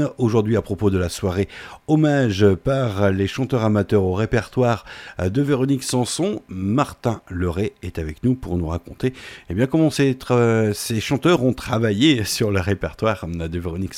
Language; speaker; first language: French; native; French